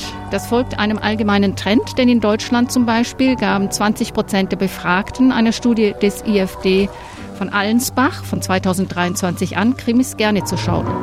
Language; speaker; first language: German; native; German